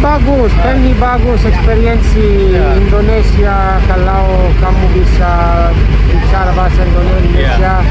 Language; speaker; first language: Indonesian; non-native, learner; Italian